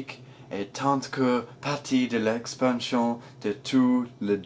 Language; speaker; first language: French; non-native, learner; English